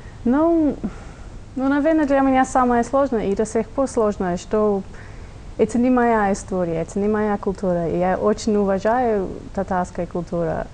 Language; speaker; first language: Russian; non-native, fluent; English